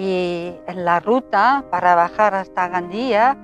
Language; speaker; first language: Spanish; non-native, fluent; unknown